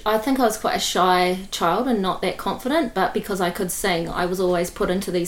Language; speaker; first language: English; native; English